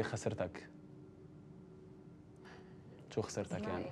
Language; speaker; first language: Arabic; native; Arabic